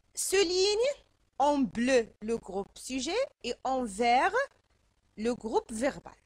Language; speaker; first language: French; non-native, local second language; Arabic